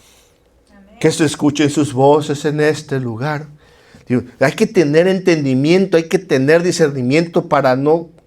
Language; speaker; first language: Spanish; native; Spanish